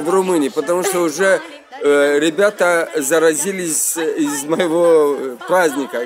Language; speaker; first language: Russian; non-native, local second language; Romanian